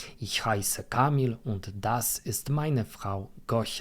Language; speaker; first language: German; non-native, fluent; Polish